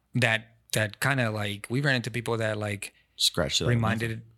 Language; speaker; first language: English; non-native, fluent; Spanish